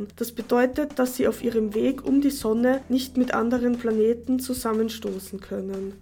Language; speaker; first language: German; native; German